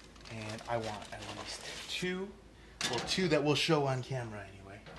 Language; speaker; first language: English; early bilingual, other home language; Spanish